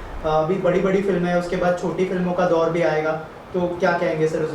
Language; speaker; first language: Hindi; native; Hindi